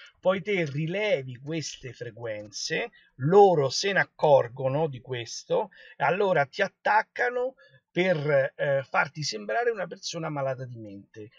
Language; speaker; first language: Italian; native; Italian